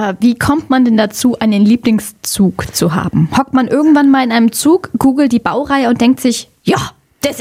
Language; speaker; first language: German; native; German